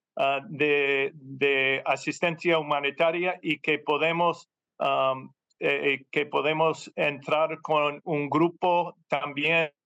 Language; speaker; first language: Spanish; non-native, fluent; English